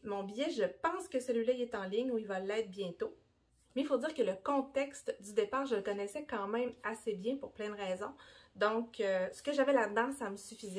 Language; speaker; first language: French; native; French